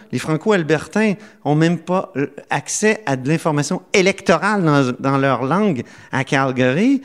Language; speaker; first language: French; native; French